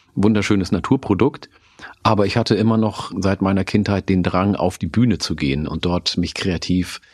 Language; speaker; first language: German; non-native, local second language; Oromo